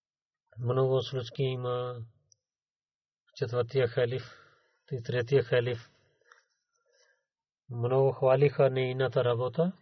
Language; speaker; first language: Bulgarian; non-native, learner; Urdu